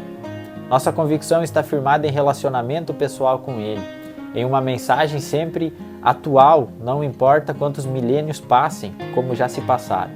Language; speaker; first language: Portuguese; native; Portuguese